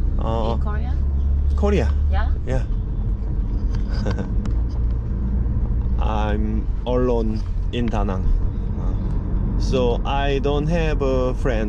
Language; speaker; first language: English; non-native, learner; Korean